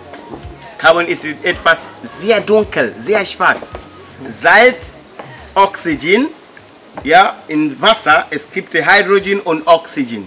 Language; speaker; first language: German; non-native, learner; Swahili